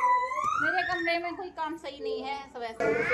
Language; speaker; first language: Hindi; native; Hindi